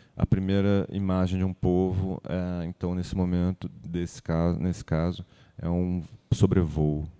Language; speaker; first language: Portuguese; native; Portuguese